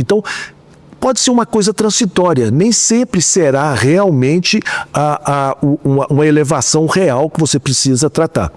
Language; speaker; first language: Portuguese; native; Portuguese